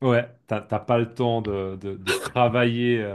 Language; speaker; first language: French; native; French